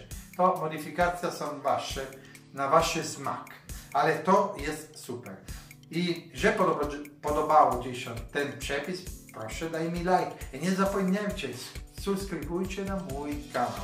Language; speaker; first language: Polish; non-native, learner; Italian